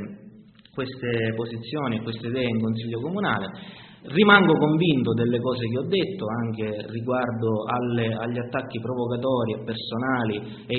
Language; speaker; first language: Italian; native; Italian